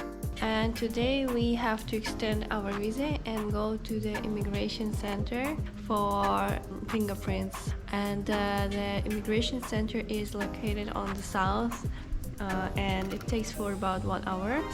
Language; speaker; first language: English; non-native, fluent; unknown